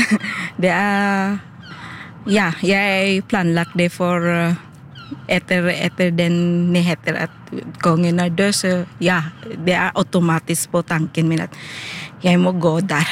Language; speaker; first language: Norwegian; non-native, learner; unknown